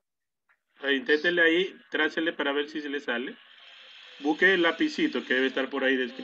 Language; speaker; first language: Spanish; native; Spanish